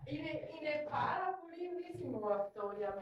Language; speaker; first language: Greek; non-native, learner; German